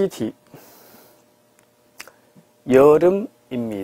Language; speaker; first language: Korean; non-native, fluent; Chinese